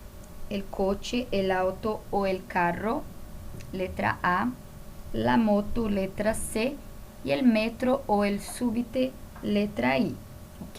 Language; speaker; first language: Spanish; non-native, fluent; Portuguese